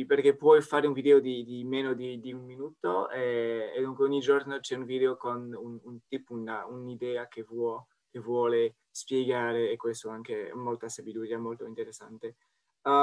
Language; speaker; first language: Italian; non-native, fluent; French